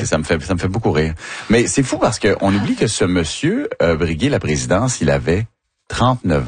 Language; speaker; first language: French; native; French